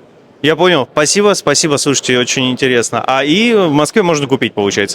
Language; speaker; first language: Russian; native; Russian